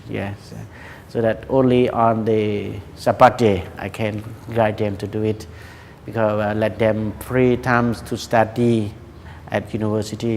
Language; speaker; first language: English; non-native, learner; Khmer